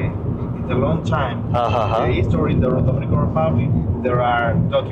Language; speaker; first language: English; non-native, learner; Spanish